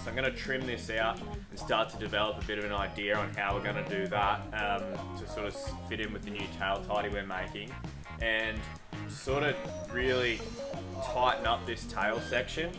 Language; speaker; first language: English; native; English